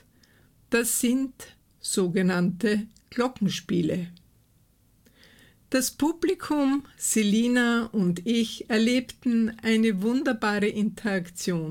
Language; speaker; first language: German; native; German